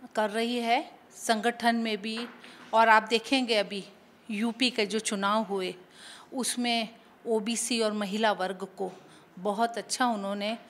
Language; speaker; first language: Hindi; native; Hindi